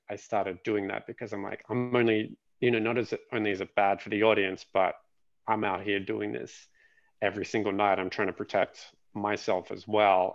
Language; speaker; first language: English; native; English